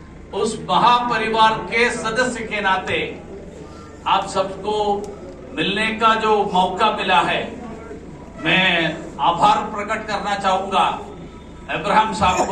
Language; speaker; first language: Hindi; non-native, local second language; Malayalam